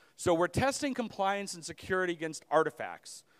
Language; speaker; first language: English; native; English